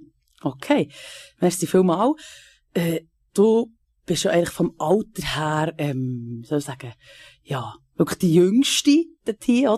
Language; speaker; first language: German; native; German